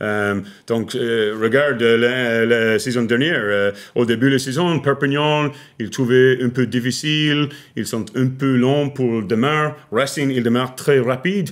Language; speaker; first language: French; non-native, learner; English